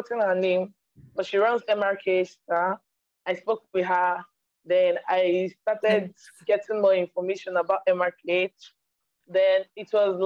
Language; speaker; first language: English; non-native, local second language; Igbo